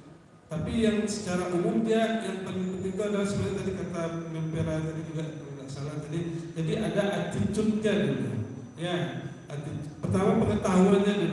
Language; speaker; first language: Indonesian; native; Indonesian